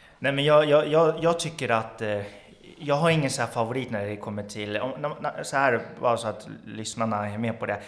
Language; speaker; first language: Swedish; native; Swedish